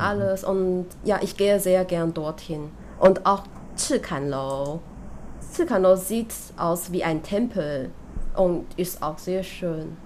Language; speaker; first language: German; non-native, fluent; Chinese